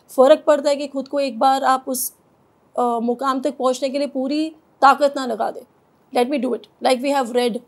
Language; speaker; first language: Hindi; native; Hindi